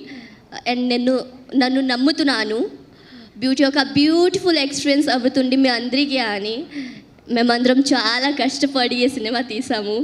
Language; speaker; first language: Telugu; early bilingual, heritage; Telugu